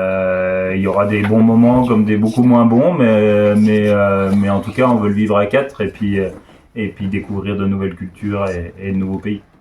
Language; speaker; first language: French; native; French